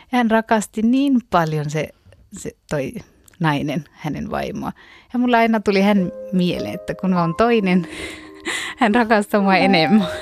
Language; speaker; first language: Finnish; non-native, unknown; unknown